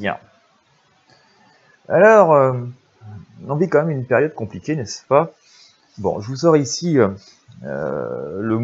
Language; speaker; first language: French; native; French